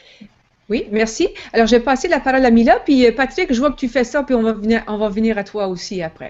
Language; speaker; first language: French; native; French